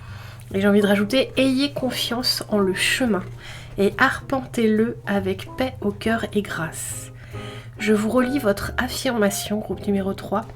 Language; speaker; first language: French; native; French